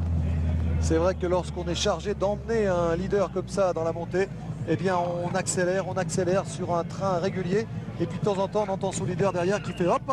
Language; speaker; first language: French; native; French